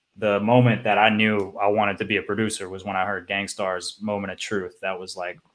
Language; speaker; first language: English; native; English